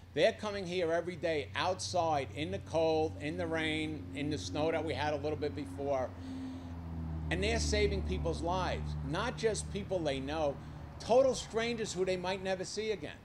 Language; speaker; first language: English; native; English